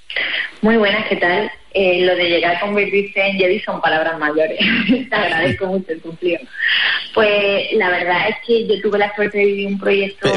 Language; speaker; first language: Spanish; native; Spanish